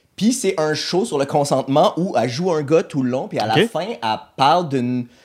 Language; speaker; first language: French; native; French